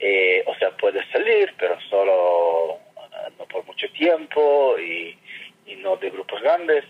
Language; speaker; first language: Spanish; non-native, fluent; Hebrew